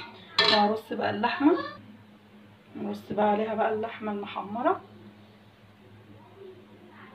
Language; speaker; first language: Arabic; native; Arabic